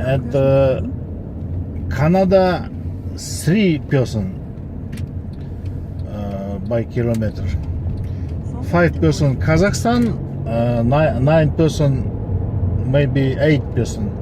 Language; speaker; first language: English; non-native, learner; Kazakh